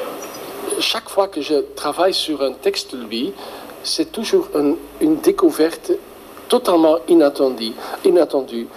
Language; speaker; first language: French; non-native, fluent; Dutch